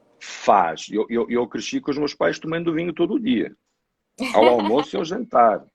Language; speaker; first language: Portuguese; native; Portuguese